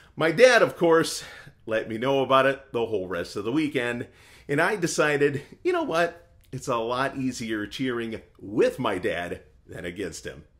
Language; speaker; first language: English; native; English